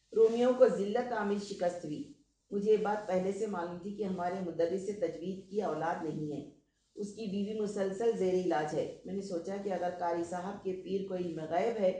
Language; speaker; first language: Urdu; native; Urdu